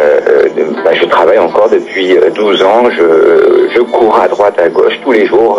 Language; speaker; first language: French; native; French